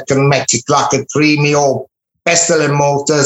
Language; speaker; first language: English; non-native, fluent; Italian